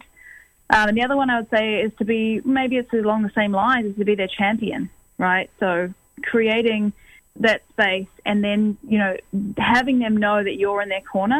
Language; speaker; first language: English; native; English